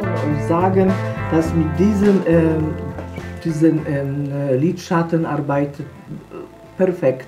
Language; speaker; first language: German; non-native, fluent; Polish